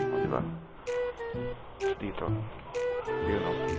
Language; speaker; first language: Filipino; native; Filipino